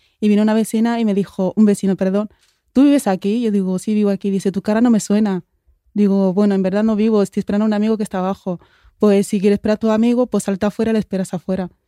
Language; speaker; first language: Spanish; early bilingual, other home language; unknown